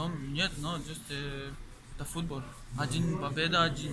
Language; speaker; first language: Russian; non-native, learner; French